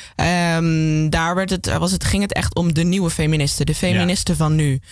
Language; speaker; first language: Dutch; native; Dutch